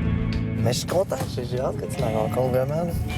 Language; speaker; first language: French; native; French